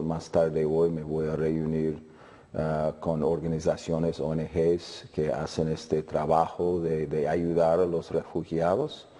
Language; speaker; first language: Spanish; non-native, fluent; English